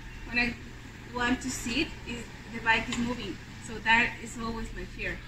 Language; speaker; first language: English; non-native, learner; Spanish